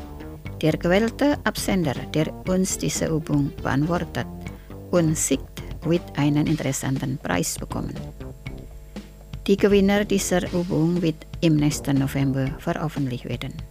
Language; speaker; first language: German; non-native, fluent; Indonesian